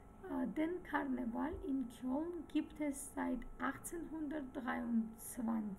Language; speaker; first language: German; non-native, fluent; Georgian